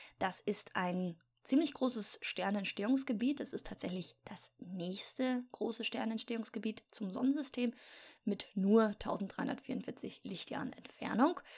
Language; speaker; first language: German; native; German